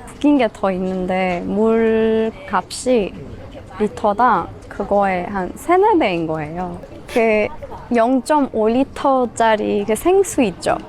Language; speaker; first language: Korean; non-native, fluent; Persian